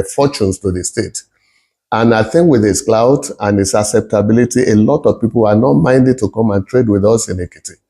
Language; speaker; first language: English; non-native, local second language; Yoruba